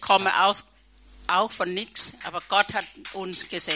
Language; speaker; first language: German; non-native, learner; Thai